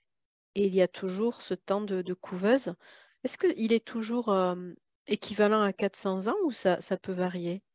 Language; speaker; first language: French; native; French